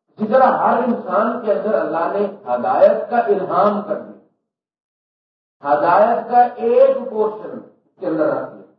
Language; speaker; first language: Urdu; non-native, local second language; Punjabi